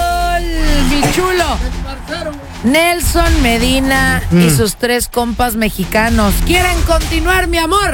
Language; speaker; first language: Spanish; native; Spanish